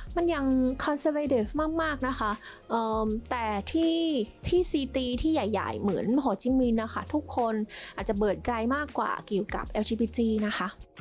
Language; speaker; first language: Thai; non-native, fluent; Vietnamese